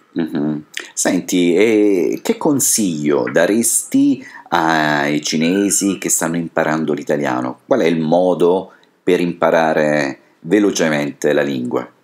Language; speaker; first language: Italian; native; Italian